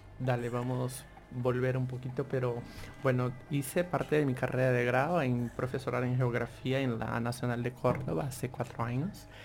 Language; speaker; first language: Spanish; non-native, fluent; Portuguese